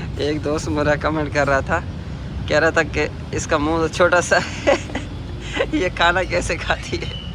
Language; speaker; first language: Urdu; non-native, local second language; Punjabi